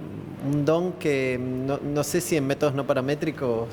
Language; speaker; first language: Spanish; native; Spanish